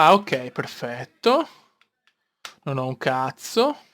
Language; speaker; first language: Italian; native; Italian